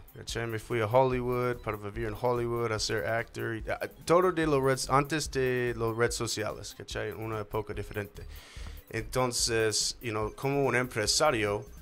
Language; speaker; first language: Spanish; non-native, learner; English